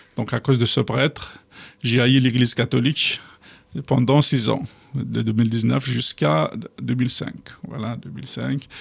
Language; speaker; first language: French; non-native, local second language; Kabyle